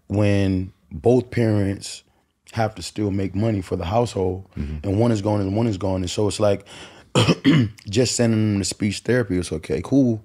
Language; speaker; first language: English; native; English